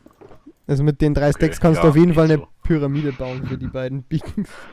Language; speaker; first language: German; native; German